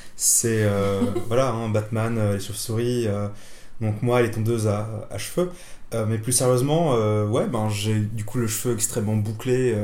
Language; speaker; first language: French; native; French